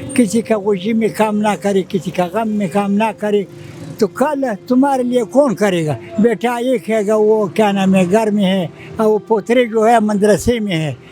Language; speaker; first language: Urdu; non-native, local second language; Pashto